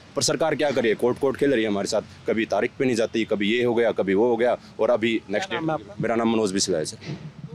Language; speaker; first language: Hindi; native; Hindi